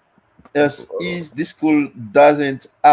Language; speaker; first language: English; non-native, learner; French